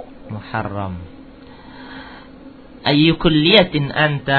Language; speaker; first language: Arabic; non-native, fluent; Indonesian